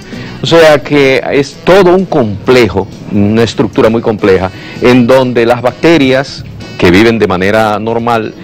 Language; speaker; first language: Spanish; native; Spanish